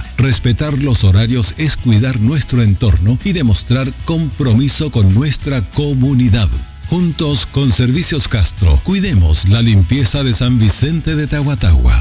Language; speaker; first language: Spanish; native; Spanish